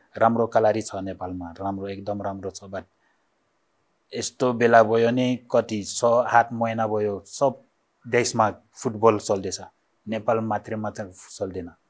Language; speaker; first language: Nepali; non-native, learner; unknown